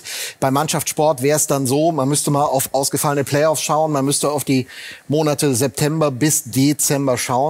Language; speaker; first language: German; native; German